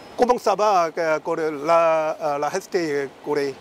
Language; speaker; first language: French; non-native, learner; Korean